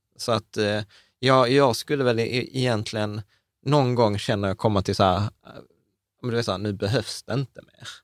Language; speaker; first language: Swedish; early bilingual, other home language; Czech